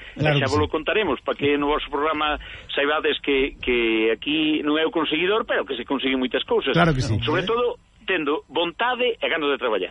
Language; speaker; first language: Galician; native; Galician